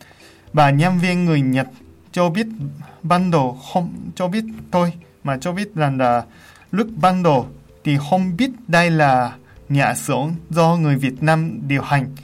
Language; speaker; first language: Vietnamese; non-native, fluent; Japanese